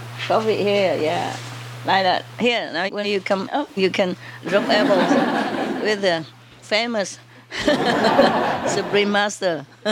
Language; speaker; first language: English; non-native, fluent; Vietnamese